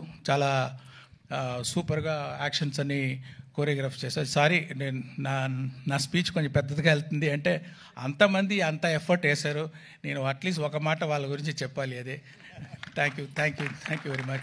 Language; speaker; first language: Telugu; non-native, local second language; Tamil